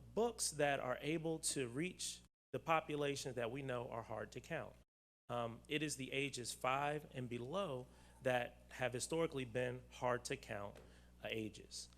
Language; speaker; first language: English; native; English